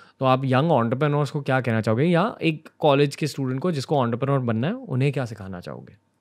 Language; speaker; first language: Hindi; native; Hindi